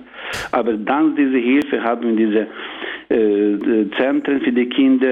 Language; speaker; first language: German; non-native, learner; Ukrainian